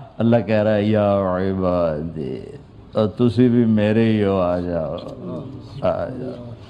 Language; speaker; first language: Urdu; non-native, local second language; Punjabi